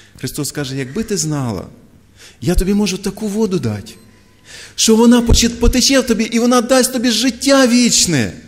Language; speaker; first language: Ukrainian; non-native, local second language; Russian